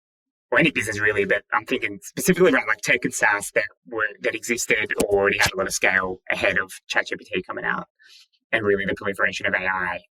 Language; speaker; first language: English; native; English